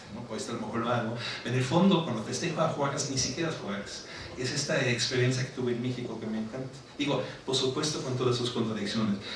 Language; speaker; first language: Spanish; non-native, fluent; German